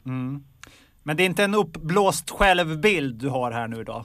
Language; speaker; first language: Swedish; native; Swedish